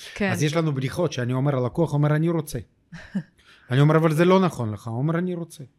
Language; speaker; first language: Hebrew; non-native, fluent; Ukrainian